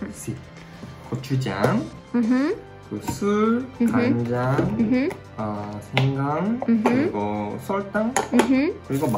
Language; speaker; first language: Korean; non-native, fluent; Japanese